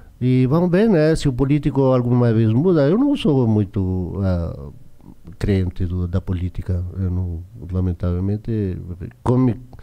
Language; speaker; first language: Portuguese; non-native, fluent; Spanish